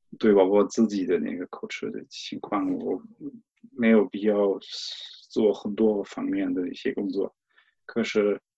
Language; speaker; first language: Chinese; non-native, fluent; German